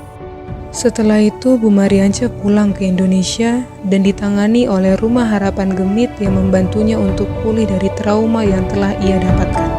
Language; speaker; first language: Indonesian; native; Indonesian